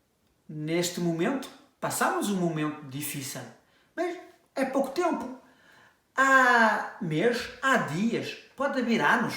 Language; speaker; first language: Portuguese; early bilingual, heritage; French